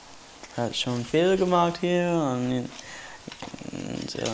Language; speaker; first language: German; non-native, learner; English